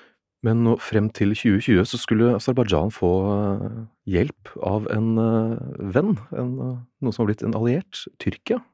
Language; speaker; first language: Norwegian; native; Norwegian